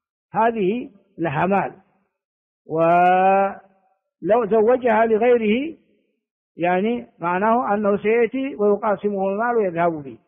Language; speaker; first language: Arabic; non-native, fluent; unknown